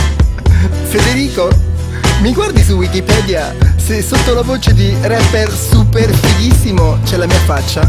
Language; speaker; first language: Italian; native; Italian